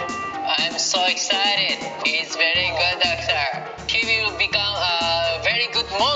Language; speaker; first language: English; non-native, learner; Japanese